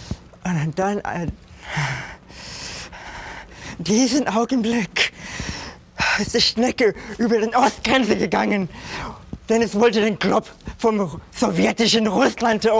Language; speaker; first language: German; non-native, fluent; English